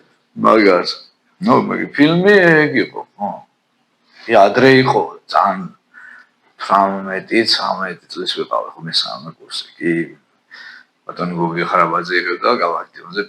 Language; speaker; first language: Georgian; native; Georgian